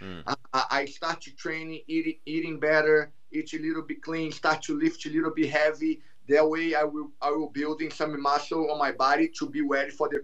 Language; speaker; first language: English; non-native, learner; Portuguese